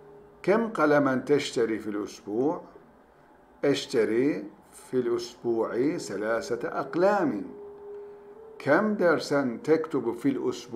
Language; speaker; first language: Arabic; non-native, fluent; Turkish